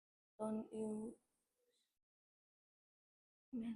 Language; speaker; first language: English; non-native, learner; Vietnamese